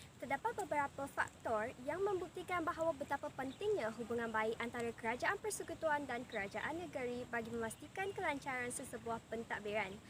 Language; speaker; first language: Malay; native; Malay